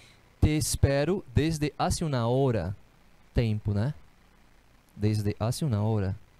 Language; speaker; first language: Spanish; non-native, fluent; Portuguese